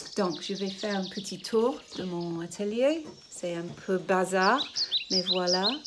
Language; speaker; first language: French; non-native, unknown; English